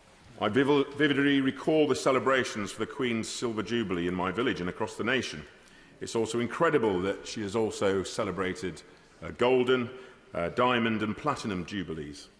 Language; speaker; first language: English; native; English